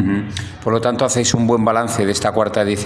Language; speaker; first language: Spanish; native; Spanish